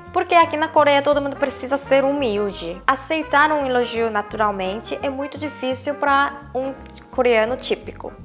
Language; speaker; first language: Portuguese; non-native, fluent; Korean